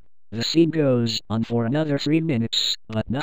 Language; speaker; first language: English; native; English